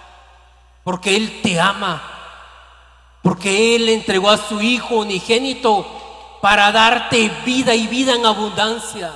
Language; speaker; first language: Spanish; native; Spanish